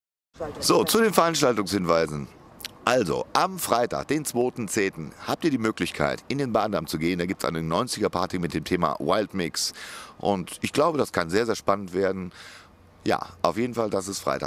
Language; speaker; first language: German; native; German